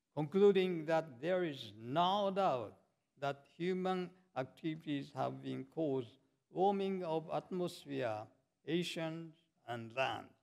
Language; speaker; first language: English; non-native, fluent; Japanese